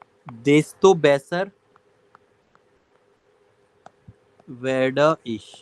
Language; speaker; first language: German; non-native, learner; Hindi